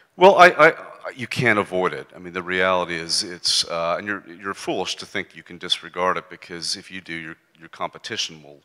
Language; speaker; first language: English; native; English